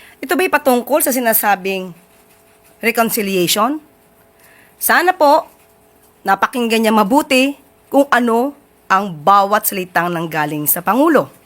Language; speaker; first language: Filipino; native; Filipino